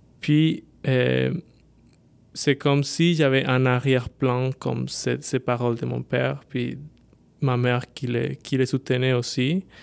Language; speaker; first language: French; non-native, fluent; Spanish